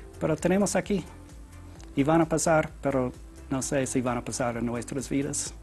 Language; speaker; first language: Spanish; non-native, learner; English